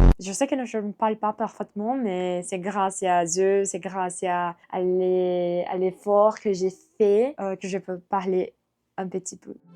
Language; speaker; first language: French; non-native, fluent; Portuguese